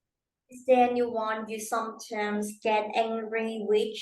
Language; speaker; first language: English; non-native, learner; Vietnamese